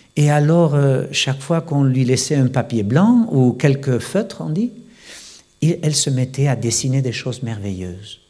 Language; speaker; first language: French; non-native, fluent; Spanish